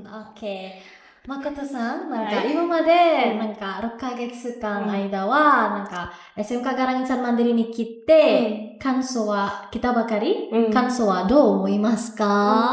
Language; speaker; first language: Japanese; non-native, learner; Indonesian